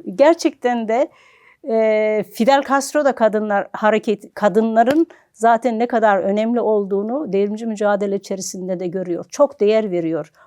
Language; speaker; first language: Turkish; native; Turkish